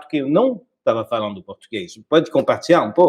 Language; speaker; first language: Portuguese; non-native, fluent; French